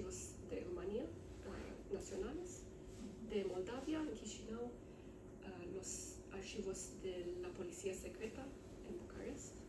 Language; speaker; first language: Spanish; non-native, learner; Romanian